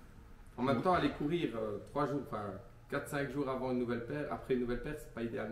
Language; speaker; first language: French; native; French